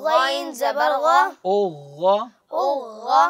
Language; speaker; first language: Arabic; non-native, learner; Urdu